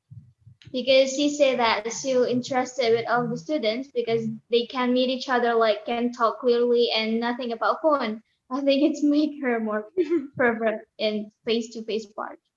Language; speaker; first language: English; non-native, learner; Indonesian